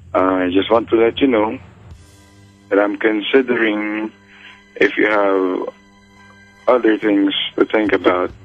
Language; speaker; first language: English; non-native, local second language; Filipino